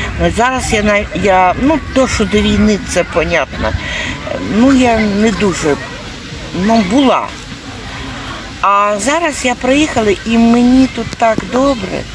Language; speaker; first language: Ukrainian; non-native, local second language; Russian